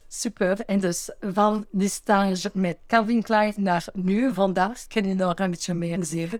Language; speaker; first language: Dutch; non-native, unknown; French